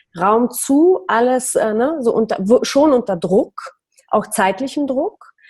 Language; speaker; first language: German; early bilingual, other home language; Polish